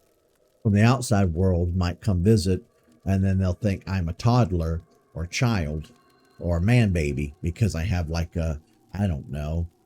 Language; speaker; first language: English; native; English